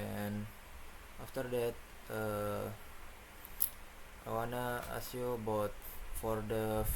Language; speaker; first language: English; non-native, learner; Indonesian